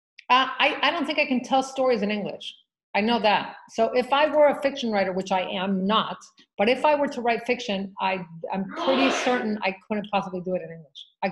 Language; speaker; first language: English; early bilingual, other home language; Spanish